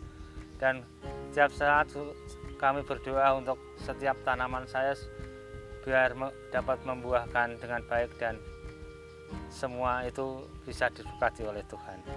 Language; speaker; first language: Indonesian; non-native, local second language; Javanese